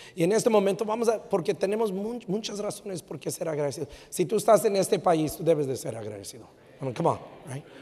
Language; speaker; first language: Spanish; early bilingual, heritage; Spanish